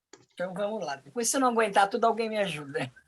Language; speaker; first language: Portuguese; native; Portuguese